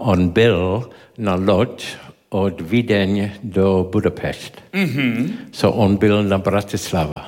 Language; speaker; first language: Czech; non-native, learner; English